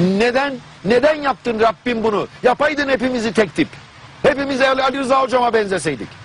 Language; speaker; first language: Turkish; non-native, fluent; German